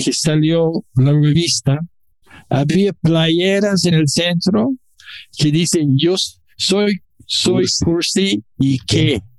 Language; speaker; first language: Spanish; non-native, learner; English